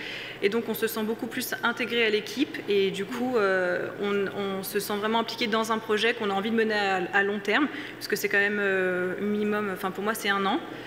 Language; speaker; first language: French; native; French